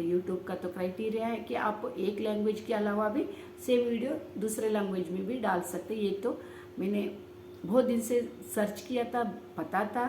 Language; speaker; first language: Hindi; non-native, local second language; Kannada